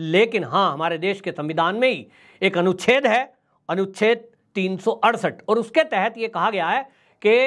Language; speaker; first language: Hindi; native; Hindi